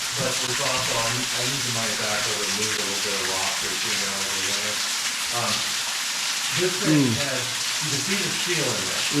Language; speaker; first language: English; native; English